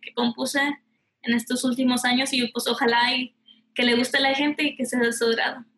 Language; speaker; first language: Spanish; early bilingual, heritage; Spanish